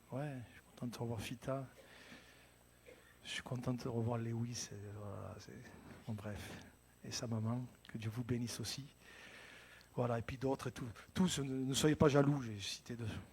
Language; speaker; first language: French; native; French